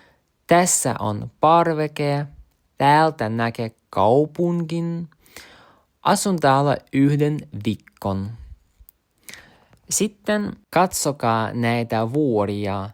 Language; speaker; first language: Finnish; non-native, learner; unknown